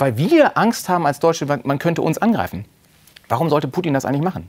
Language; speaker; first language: German; native; German